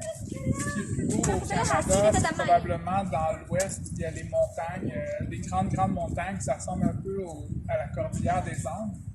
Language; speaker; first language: French; native; French